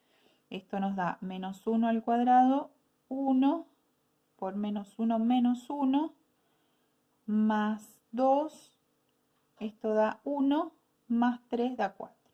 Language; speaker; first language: Spanish; native; Spanish